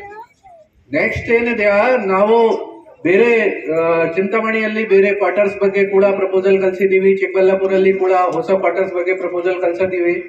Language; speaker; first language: Kannada; non-native, fluent; Hindi